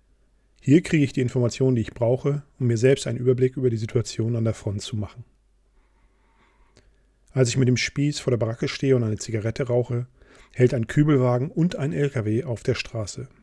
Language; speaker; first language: German; native; German